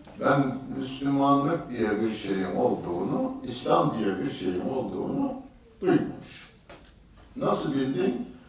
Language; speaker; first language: Turkish; native; Turkish